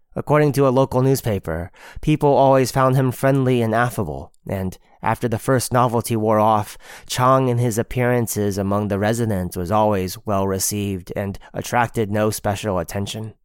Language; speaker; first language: English; native; English